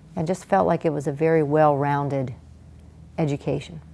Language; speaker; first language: English; native; English